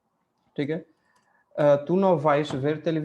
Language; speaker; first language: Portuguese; non-native, fluent; Hindi